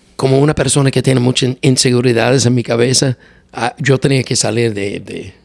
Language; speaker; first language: Spanish; non-native, learner; English